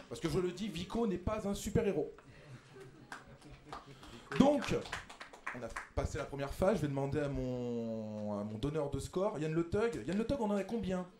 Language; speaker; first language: French; native; French